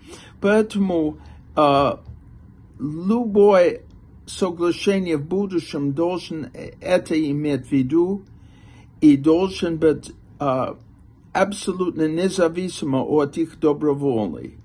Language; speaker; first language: Russian; non-native, fluent; English